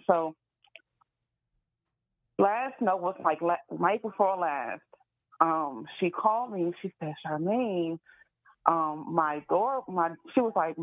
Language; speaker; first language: English; native; English